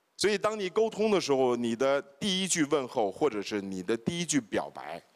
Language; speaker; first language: Chinese; native; Chinese